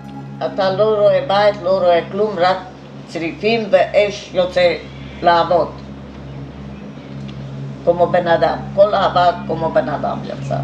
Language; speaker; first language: Hebrew; non-native, fluent; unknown